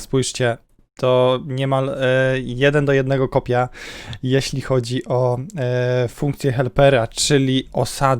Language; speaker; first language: Polish; native; Polish